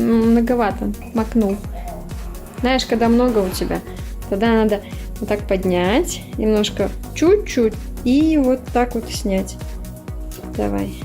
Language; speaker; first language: Russian; native; Russian